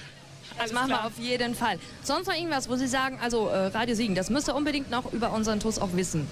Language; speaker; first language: German; native; German